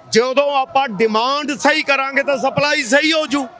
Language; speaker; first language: Punjabi; native; Punjabi